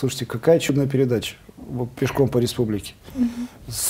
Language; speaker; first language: Russian; native; Russian